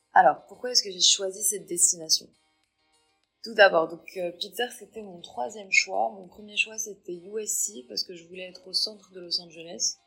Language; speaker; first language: French; non-native, local second language; Arabic